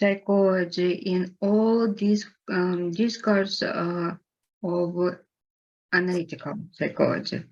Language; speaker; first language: English; non-native, learner; Russian